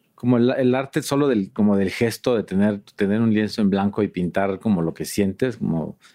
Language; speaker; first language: Spanish; native; Spanish